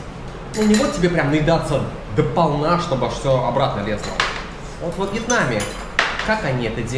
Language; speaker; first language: Russian; native; Russian